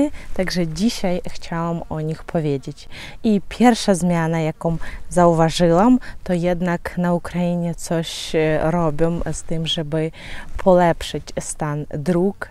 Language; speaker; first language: Polish; non-native, fluent; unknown